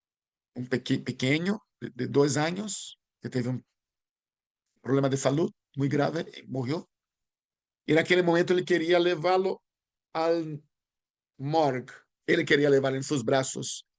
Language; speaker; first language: Spanish; non-native, learner; Portuguese